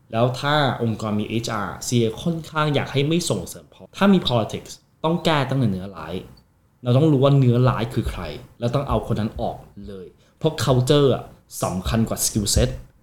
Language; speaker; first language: Thai; non-native, fluent; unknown